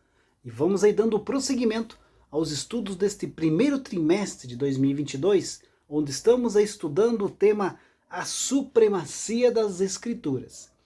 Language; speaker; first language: Portuguese; native; Portuguese